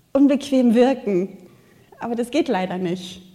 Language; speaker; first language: German; native; German